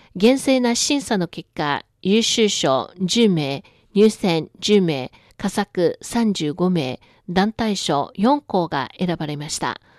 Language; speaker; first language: Japanese; non-native, fluent; Chinese